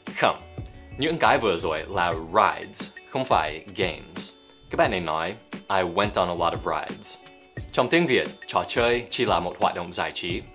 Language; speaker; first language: Vietnamese; non-native, fluent; English